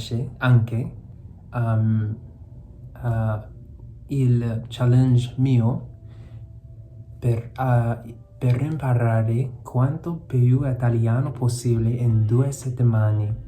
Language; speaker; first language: Italian; non-native, learner; English